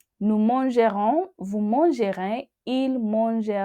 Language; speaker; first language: French; non-native, fluent; English